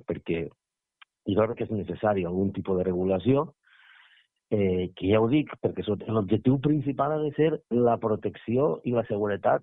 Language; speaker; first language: Catalan; native; Catalan